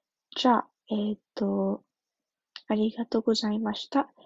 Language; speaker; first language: Japanese; early bilingual, heritage; Japanese